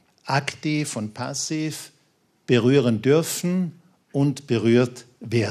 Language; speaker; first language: German; native; German